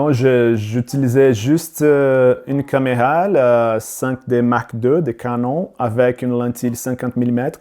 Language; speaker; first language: French; non-native, learner; Portuguese